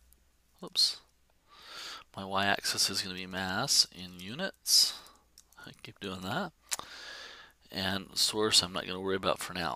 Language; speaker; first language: English; native; English